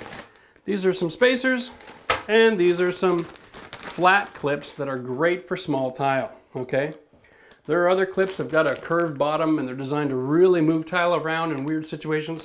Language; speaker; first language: English; native; English